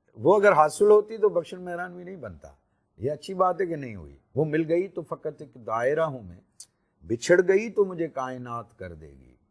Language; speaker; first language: Urdu; non-native, local second language; Sindhi